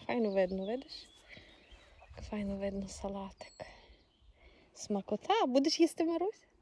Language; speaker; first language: German; non-native, fluent; Ukrainian